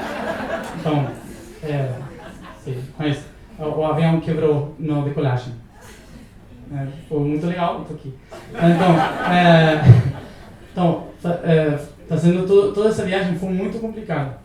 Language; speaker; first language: Portuguese; non-native, learner; Spanish